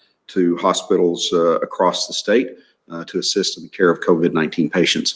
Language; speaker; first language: English; native; English